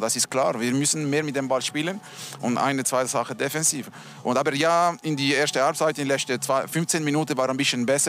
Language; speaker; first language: German; non-native, local second language; Italian